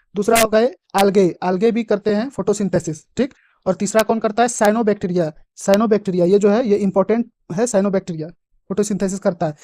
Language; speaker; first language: Hindi; native; Hindi